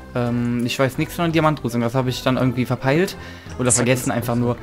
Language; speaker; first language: German; native; German